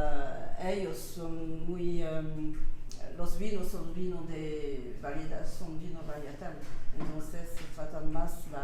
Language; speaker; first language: Spanish; non-native, learner; French